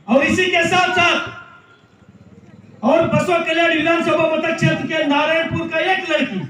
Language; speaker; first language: Hindi; non-native, local second language; Kannada